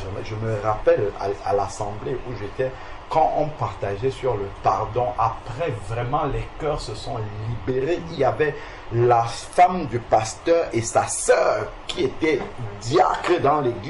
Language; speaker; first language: French; native; French